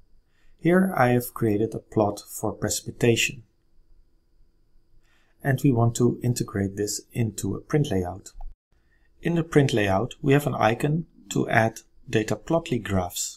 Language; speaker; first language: English; non-native, fluent; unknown